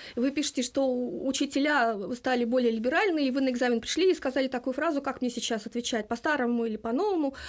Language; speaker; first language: Russian; non-native, local second language; Lithuanian